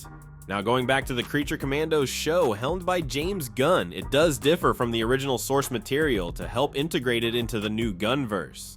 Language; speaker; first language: English; native; English